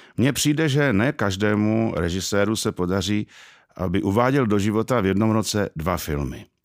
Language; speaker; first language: Czech; native; Czech